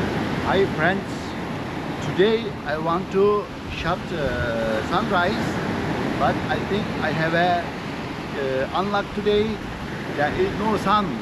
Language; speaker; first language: English; non-native, learner; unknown